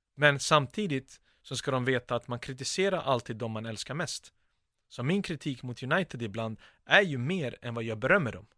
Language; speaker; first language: Swedish; early bilingual, other home language; Bosnian